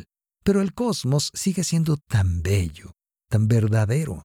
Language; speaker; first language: Spanish; native; Spanish